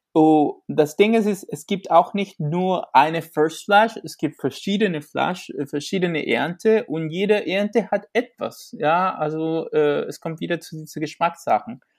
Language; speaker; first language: German; non-native, fluent; Spanish